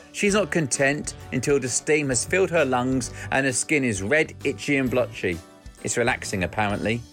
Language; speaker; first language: English; native; English